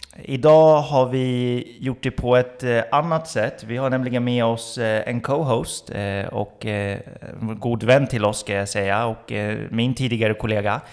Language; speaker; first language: Swedish; native; Swedish